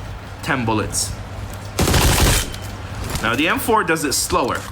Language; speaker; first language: English; native; English